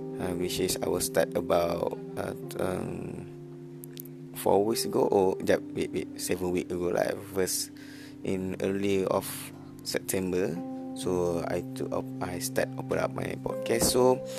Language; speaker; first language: English; non-native, learner; Malay